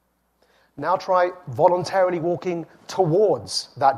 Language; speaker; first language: English; native; English